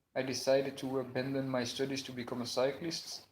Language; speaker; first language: English; non-native, fluent; Dutch